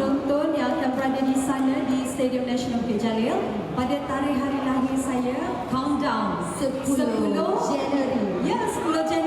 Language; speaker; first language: Malay; native; Malay